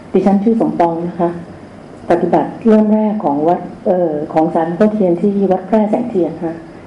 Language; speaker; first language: Thai; native; Thai